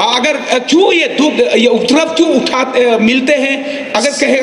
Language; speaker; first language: Hindi; non-native, local second language; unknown